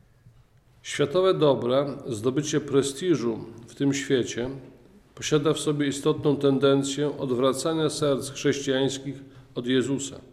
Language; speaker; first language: Polish; native; Polish